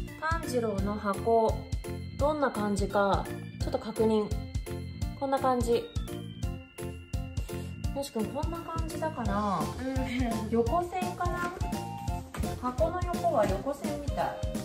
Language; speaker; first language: Japanese; native; Japanese